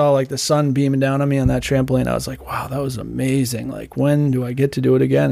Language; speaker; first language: English; native; English